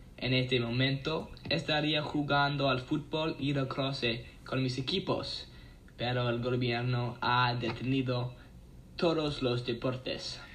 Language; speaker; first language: Spanish; non-native, learner; English